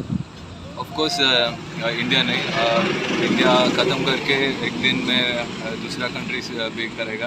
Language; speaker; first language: Hindi; non-native, local second language; Malayalam